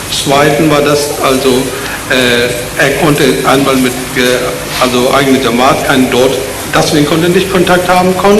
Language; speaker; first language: German; non-native, learner; Urdu